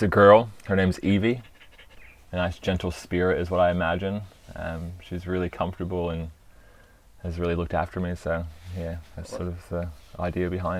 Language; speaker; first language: English; early bilingual, other home language; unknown